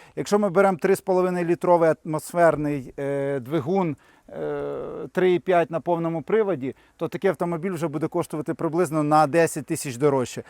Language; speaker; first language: Ukrainian; non-native, local second language; Russian